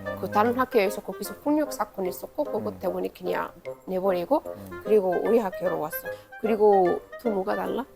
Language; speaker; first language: Korean; non-native, fluent; Arabic